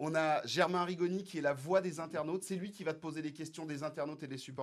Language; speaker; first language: French; native; French